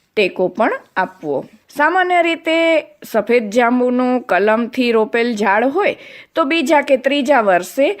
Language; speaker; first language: Gujarati; non-native, local second language; Kachhi